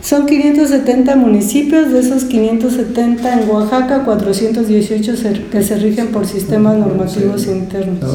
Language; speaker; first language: Spanish; native; Spanish